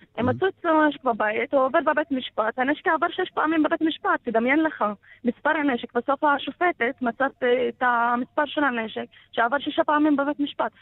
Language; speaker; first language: Hebrew; non-native, local second language; Arabic